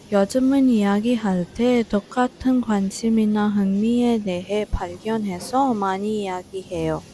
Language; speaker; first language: Korean; non-native, fluent; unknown